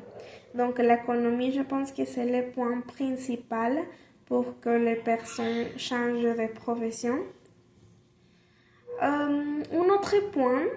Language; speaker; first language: French; non-native, learner; Spanish